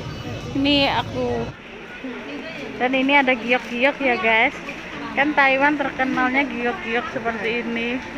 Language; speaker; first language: Indonesian; non-native, local second language; Javanese